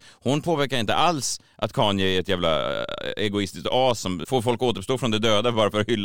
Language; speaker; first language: Swedish; native; Swedish